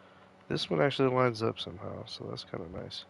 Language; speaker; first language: English; native; English